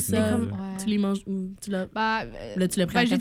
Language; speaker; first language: French; native; French